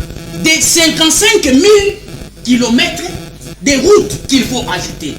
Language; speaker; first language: French; non-native, local second language; Lingala